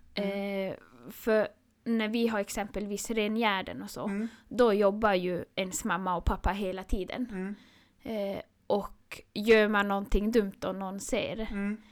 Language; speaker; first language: Swedish; non-native, local second language; Northern Sami